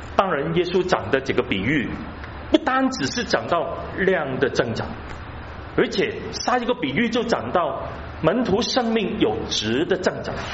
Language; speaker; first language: Chinese; non-native, local second language; Cantonese